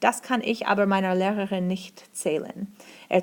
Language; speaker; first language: German; non-native, fluent; English